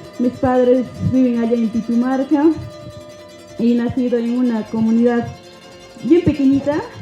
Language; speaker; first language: Spanish; non-native, local second language; Quechua